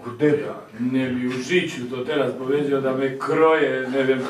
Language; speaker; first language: Polish; non-native, learner; Serbian